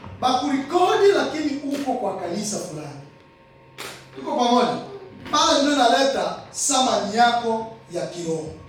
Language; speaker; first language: Swahili; non-native, local second language; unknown